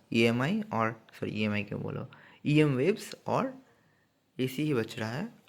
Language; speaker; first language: Hindi; non-native, local second language; Bangla